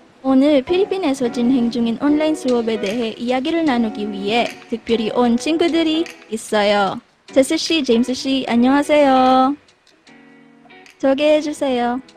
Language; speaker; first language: Korean; non-native, learner; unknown